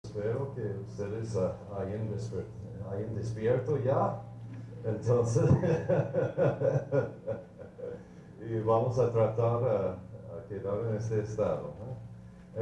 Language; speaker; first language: Spanish; non-native, fluent; English